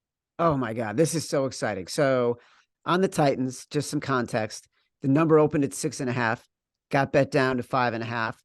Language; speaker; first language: English; native; English